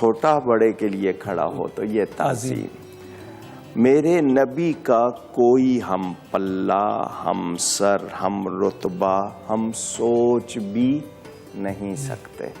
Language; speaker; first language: Urdu; native; Urdu